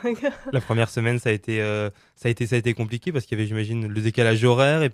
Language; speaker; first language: French; native; French